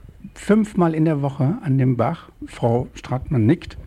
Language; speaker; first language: German; native; German